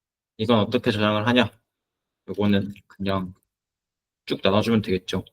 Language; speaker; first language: Korean; native; Korean